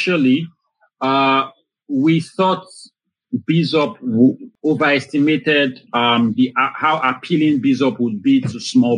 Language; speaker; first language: English; non-native, local second language; Yoruba